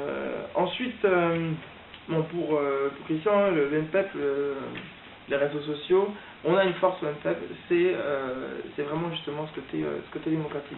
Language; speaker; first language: French; native; French